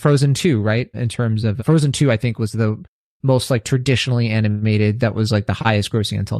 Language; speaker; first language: English; native; English